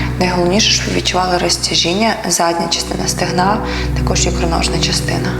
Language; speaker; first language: Ukrainian; native; Ukrainian